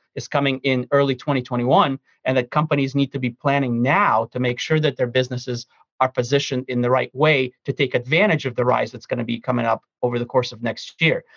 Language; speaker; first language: English; early bilingual, other home language; Russian